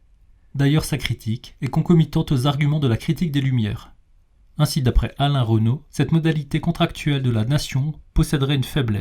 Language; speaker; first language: French; native; French